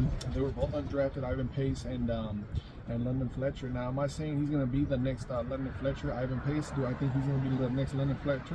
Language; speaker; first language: English; native; English